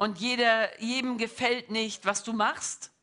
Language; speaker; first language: German; non-native, fluent; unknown